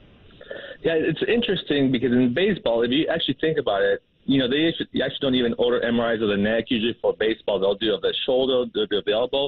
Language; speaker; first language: English; native; English